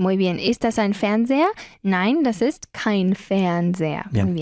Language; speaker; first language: German; non-native, fluent; Spanish